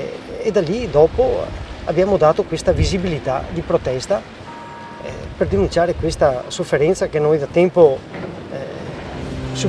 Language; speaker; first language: Italian; native; Italian